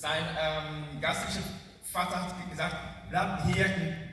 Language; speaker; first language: German; non-native, learner; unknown